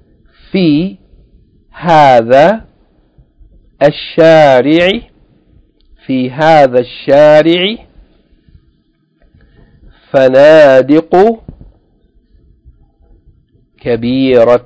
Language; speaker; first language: Arabic; non-native, fluent; English